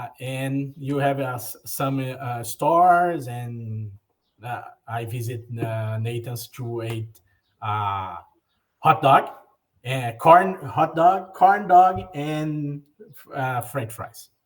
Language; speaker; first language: English; non-native, learner; Portuguese